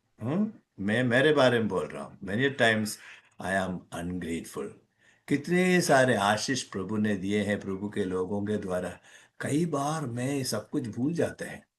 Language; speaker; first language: Hindi; non-native, local second language; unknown